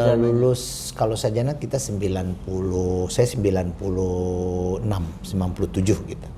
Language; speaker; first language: Indonesian; native; Indonesian